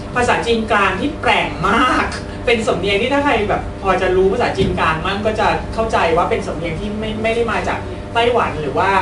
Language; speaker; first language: Thai; native; Thai